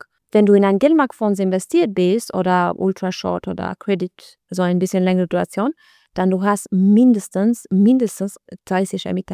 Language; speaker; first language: German; non-native, learner; Albanian